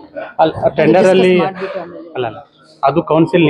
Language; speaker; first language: Kannada; native; Kannada